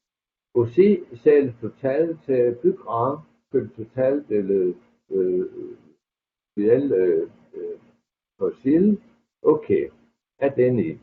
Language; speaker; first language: French; non-native, fluent; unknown